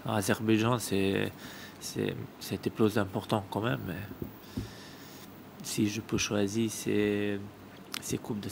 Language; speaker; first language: French; non-native, learner; Serbian